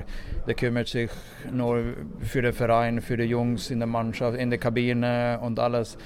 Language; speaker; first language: German; non-native, fluent; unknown